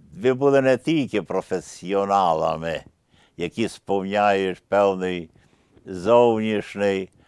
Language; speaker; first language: Ukrainian; early bilingual, heritage; Ukrainian